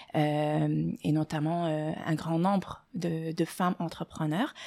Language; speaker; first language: French; non-native, local second language; Arabic